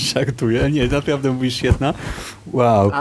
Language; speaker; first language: Polish; native; Polish